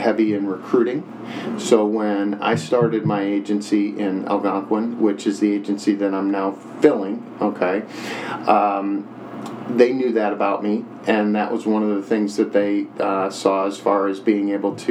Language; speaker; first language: English; native; English